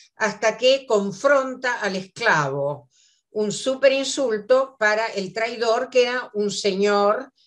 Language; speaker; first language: Spanish; native; Spanish